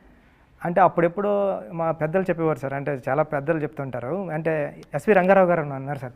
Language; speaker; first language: Telugu; native; Telugu